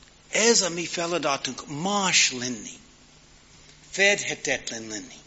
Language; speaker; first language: Hungarian; non-native, learner; English